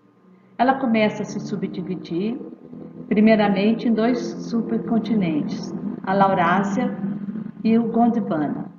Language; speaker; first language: Portuguese; native; Portuguese